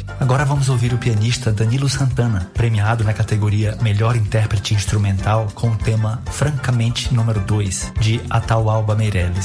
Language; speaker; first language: Portuguese; native; Portuguese